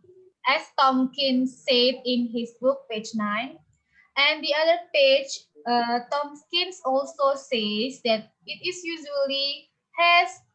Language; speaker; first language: English; non-native, fluent; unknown